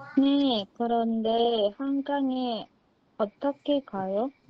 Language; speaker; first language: Korean; non-native, learner; Indonesian